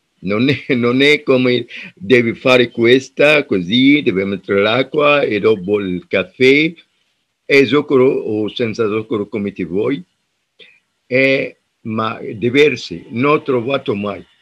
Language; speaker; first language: Italian; non-native, learner; Arabic